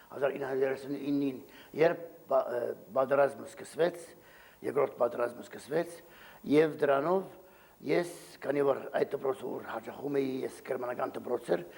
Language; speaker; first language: Armenian; early bilingual, heritage; Armenian